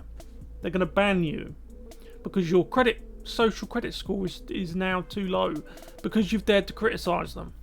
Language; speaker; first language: English; native; English